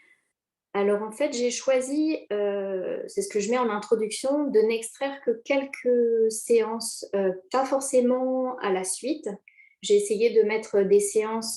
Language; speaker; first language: French; native; French